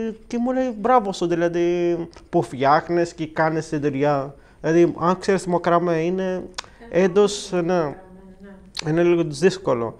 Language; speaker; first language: Greek; non-native, learner; Arabic